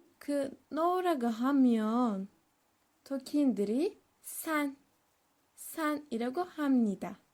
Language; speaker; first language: Korean; non-native, learner; Turkish